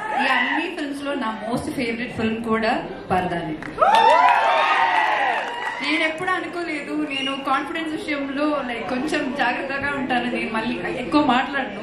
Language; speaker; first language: Telugu; non-native, fluent; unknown